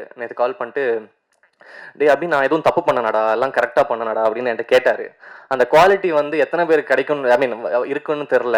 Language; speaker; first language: Tamil; native; Tamil